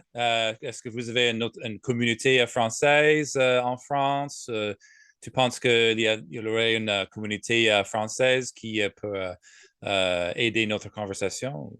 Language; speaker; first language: French; non-native, learner; English